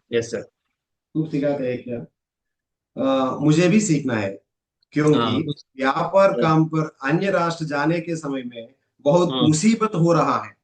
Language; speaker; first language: Hindi; non-native, learner; Telugu